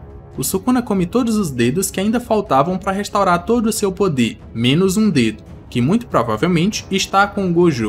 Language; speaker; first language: Portuguese; native; Portuguese